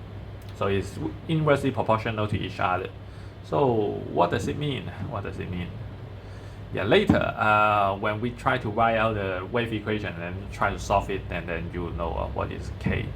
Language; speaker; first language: English; non-native, fluent; Chinese